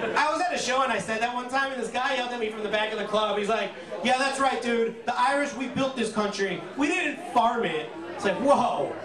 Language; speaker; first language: English; native; English